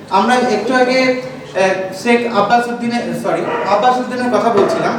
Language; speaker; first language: Bangla; non-native, local second language; Rangpuri